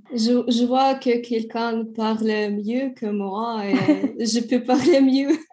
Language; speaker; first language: French; non-native, fluent; Russian